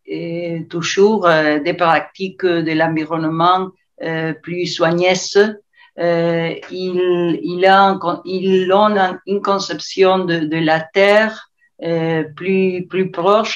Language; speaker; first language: French; non-native, learner; Spanish